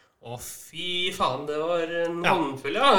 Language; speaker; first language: Norwegian; native; Norwegian